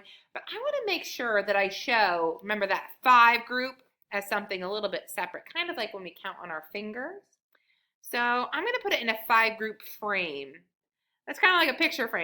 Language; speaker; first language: English; native; English